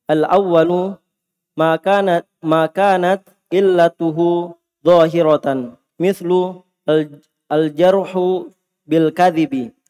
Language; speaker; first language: Arabic; non-native, fluent; Indonesian